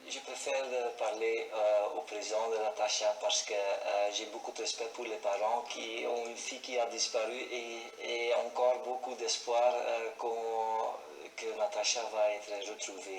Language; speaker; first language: French; non-native, local second language; Dutch